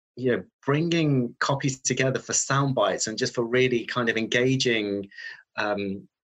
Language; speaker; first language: English; native; English